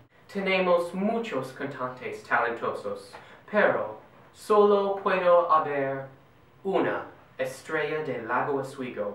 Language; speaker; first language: Spanish; non-native, learner; English